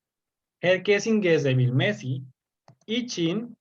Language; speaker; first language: Turkish; non-native, learner; Spanish